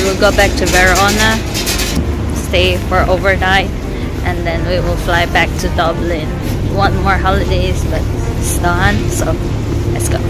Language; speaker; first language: English; non-native, local second language; Filipino